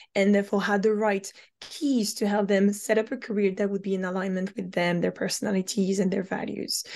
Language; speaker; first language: English; non-native, fluent; French